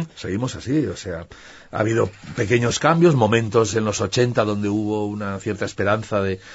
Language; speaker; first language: Spanish; native; Spanish